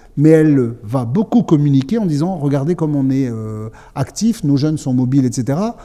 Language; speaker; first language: French; native; French